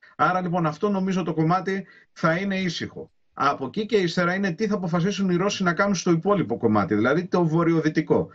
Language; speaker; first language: Greek; native; Greek